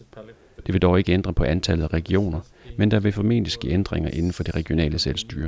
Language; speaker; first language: Danish; native; Danish